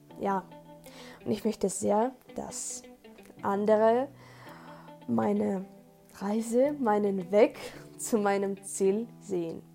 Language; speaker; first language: German; non-native, learner; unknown